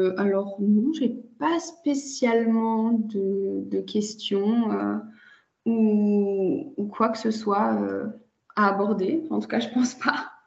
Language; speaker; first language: French; native; French